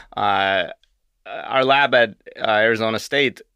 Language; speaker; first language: English; native; English